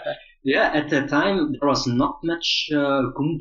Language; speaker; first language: English; non-native, fluent; Dutch